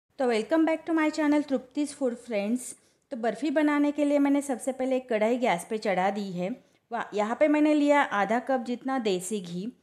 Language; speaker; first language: Hindi; non-native, local second language; Marathi